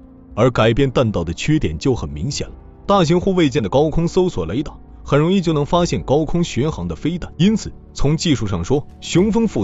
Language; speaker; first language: Chinese; native; Chinese